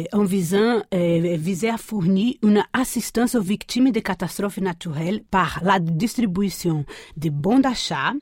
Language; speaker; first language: French; non-native, fluent; Portuguese